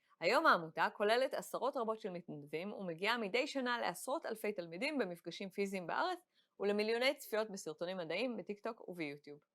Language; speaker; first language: Hebrew; native; Hebrew